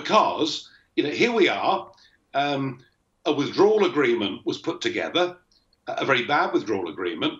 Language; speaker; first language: English; native; English